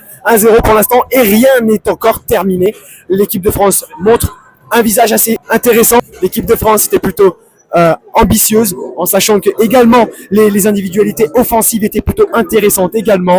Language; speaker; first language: French; native; French